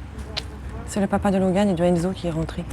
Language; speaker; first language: French; native; French